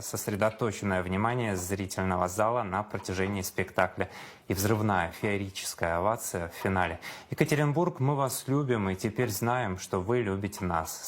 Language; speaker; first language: Russian; native; Russian